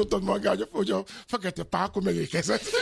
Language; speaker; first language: Hungarian; non-native, learner; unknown